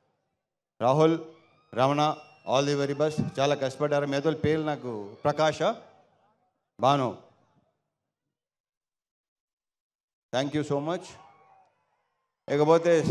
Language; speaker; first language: Telugu; native; Telugu